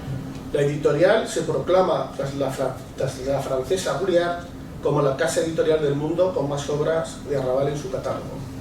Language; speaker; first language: Spanish; native; Spanish